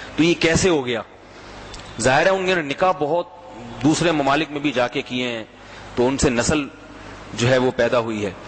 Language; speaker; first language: Urdu; native; Urdu